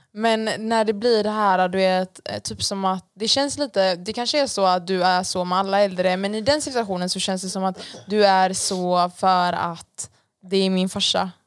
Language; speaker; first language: Swedish; early bilingual, other home language; Persian